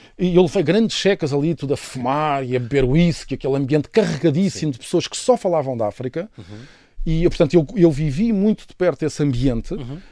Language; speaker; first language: Portuguese; native; Portuguese